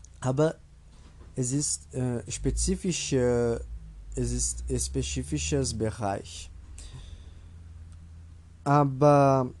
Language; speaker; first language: German; non-native, learner; Portuguese